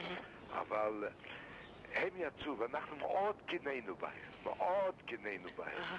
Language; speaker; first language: Hebrew; non-native, fluent; Lithuanian